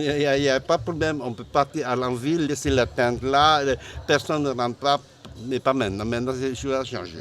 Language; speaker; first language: French; non-native, learner; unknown